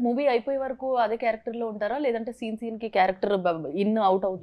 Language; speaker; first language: Telugu; native; Telugu